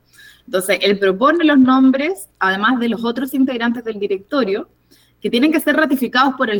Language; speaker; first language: Spanish; native; Spanish